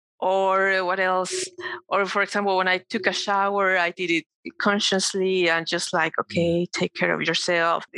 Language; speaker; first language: English; non-native, fluent; Spanish